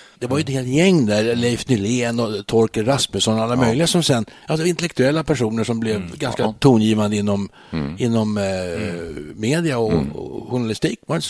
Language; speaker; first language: Swedish; native; Swedish